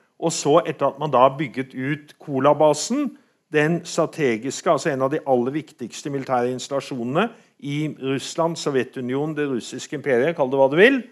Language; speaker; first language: Norwegian; native; Norwegian